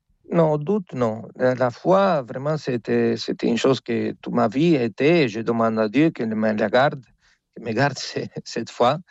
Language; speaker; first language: French; non-native, fluent; Spanish